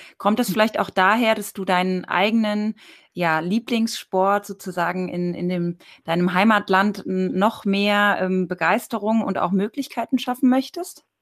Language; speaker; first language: German; native; German